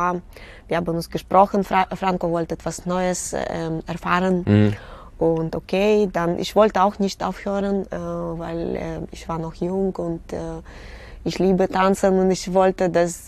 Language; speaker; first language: German; non-native, fluent; Russian